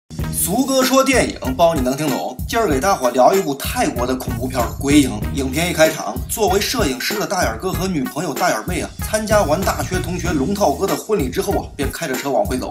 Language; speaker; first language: Chinese; native; Chinese